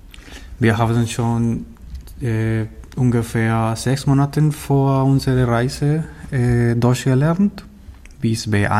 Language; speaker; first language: German; non-native, learner; Spanish